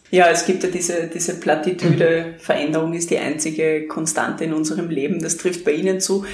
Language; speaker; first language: German; native; German